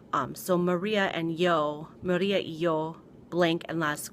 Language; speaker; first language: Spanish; non-native, fluent; English